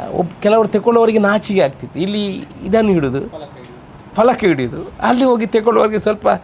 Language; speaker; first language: Kannada; non-native, local second language; Tulu